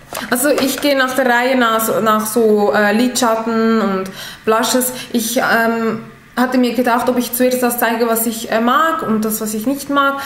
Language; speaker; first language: German; non-native, fluent; Italian